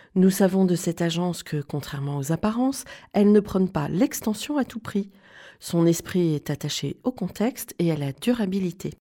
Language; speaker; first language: French; native; French